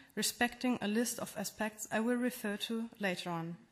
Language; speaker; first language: English; non-native, fluent; German